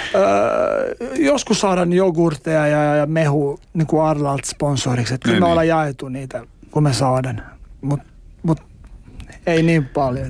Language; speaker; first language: Finnish; non-native, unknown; Albanian